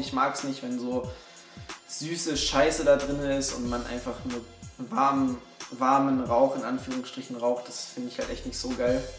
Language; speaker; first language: German; native; German